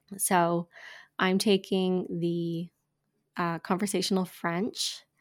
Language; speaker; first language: English; native; English